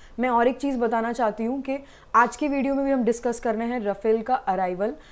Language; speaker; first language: Hindi; non-native, local second language; Gujarati